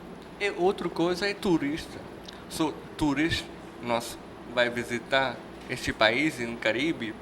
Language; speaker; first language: Portuguese; non-native, learner; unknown